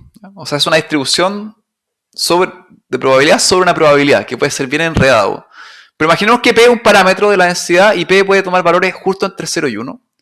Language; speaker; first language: Spanish; native; Spanish